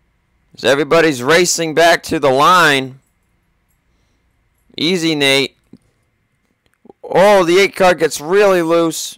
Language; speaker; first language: English; native; English